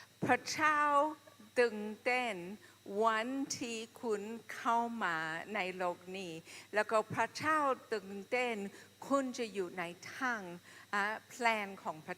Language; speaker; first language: Thai; non-native, fluent; English